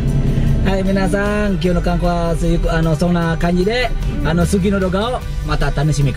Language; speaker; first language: Japanese; non-native, fluent; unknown